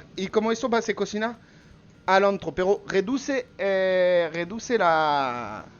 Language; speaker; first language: Spanish; non-native, learner; French